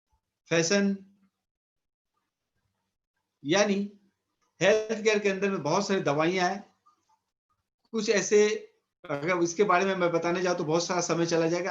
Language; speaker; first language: Hindi; native; Hindi